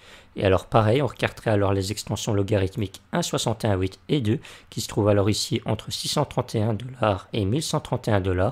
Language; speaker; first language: French; native; French